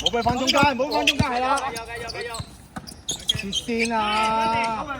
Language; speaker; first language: Chinese; native; Chinese